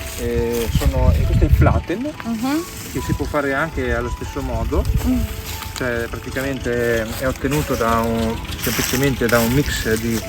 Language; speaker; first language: Italian; native; Italian